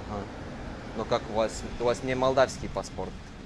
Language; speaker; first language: Russian; non-native, learner; Lithuanian